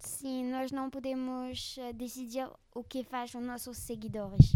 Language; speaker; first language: Portuguese; non-native, learner; French